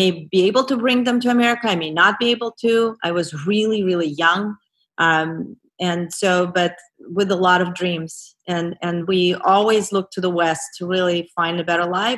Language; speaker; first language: English; non-native, fluent; Azerbaijani